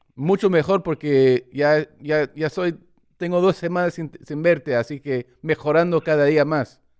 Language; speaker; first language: Spanish; early bilingual, heritage; Spanish